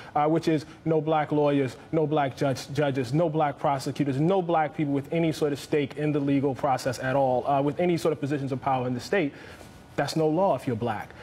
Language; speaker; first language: English; native; English